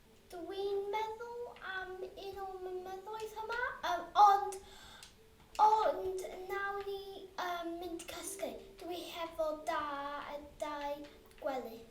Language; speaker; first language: Welsh; non-native, local second language; English